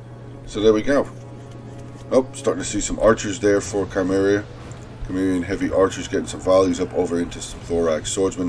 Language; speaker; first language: English; native; English